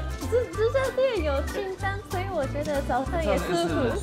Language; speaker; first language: Chinese; non-native, fluent; Japanese